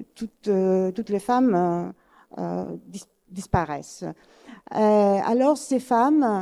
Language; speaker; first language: French; non-native, fluent; Greek